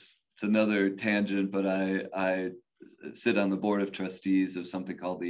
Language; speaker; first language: English; native; English